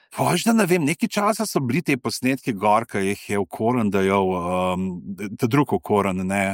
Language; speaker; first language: Slovenian; native; Slovenian